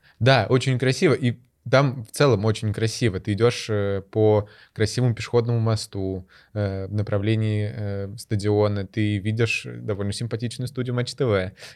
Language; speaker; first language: Russian; native; Russian